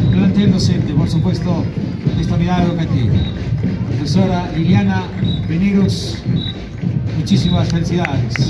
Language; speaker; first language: Spanish; native; Spanish